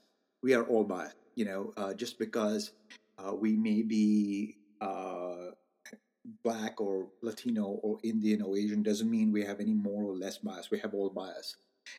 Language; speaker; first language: English; non-native, local second language; Hindi